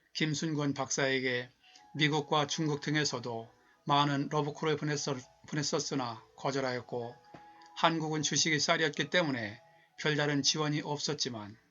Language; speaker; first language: Korean; native; Korean